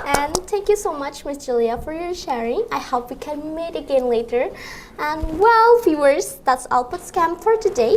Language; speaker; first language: English; non-native, learner; Indonesian